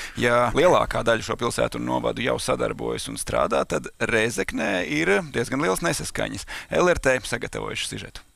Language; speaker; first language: Latvian; native; Latvian